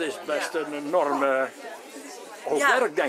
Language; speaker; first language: Dutch; native; Dutch